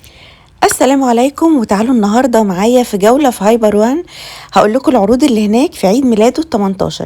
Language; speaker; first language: Arabic; native; Arabic